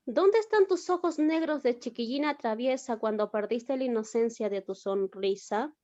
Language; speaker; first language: Spanish; native; Spanish